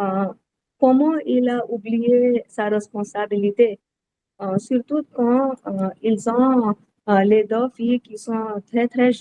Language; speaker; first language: French; non-native, learner; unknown